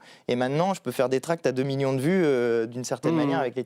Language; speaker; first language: French; native; French